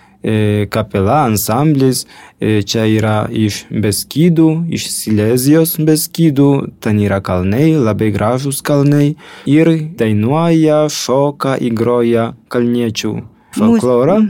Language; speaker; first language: Lithuanian; non-native, fluent; Polish